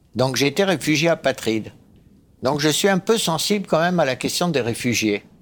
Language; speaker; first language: French; early bilingual, other home language; Arabic